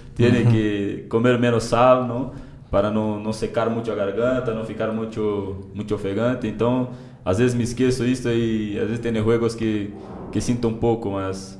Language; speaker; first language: Spanish; non-native, learner; Portuguese